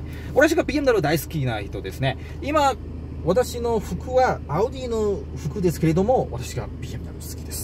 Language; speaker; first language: Japanese; non-native, learner; Chinese